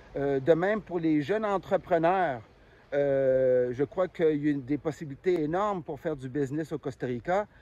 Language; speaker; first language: French; native; French